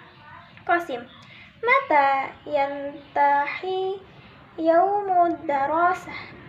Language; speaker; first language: Arabic; non-native, learner; Indonesian